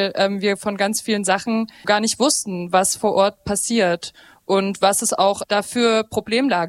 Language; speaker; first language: German; native; German